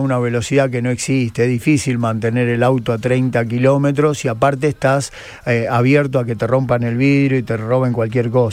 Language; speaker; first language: Spanish; native; Spanish